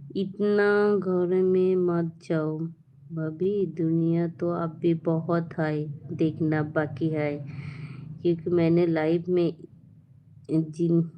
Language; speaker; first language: Hindi; non-native, learner; Bangla